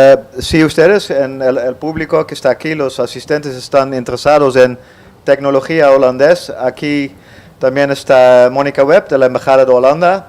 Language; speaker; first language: Spanish; non-native, fluent; Dutch